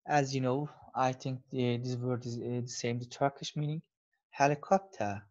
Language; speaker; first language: English; non-native, fluent; Turkish